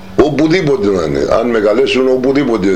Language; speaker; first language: Greek; non-native, local second language; Turkish